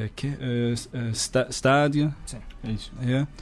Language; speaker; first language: Portuguese; non-native, learner; English